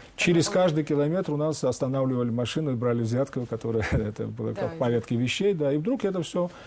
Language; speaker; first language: Russian; non-native, local second language; Georgian